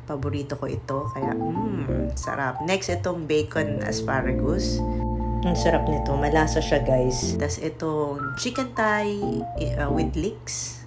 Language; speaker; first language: Filipino; native; Filipino